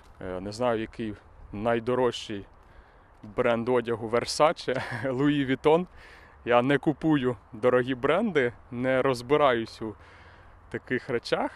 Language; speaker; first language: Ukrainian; native; Ukrainian